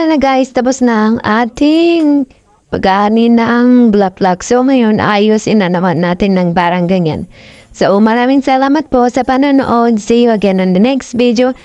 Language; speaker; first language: Filipino; non-native, local second language; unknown